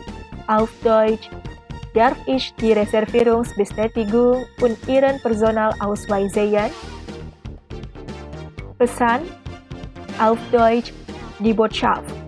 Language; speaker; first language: German; non-native, fluent; Indonesian